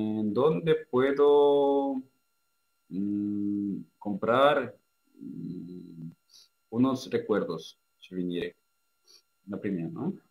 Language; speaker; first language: Spanish; non-native, fluent; Russian